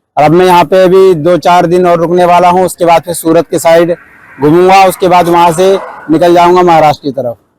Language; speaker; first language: Hindi; native; Hindi